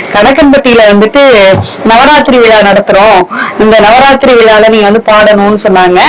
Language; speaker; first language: Tamil; native; Tamil